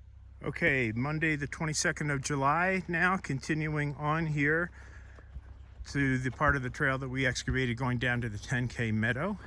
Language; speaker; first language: English; native; English